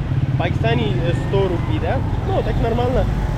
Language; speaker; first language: Russian; non-native, learner; Pashto